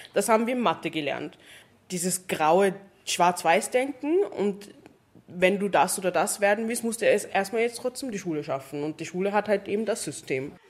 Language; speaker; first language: German; non-native, fluent; English